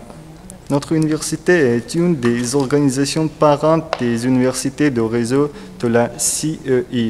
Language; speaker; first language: French; non-native, learner; Russian